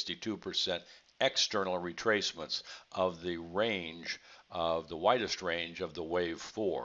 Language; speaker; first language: English; native; English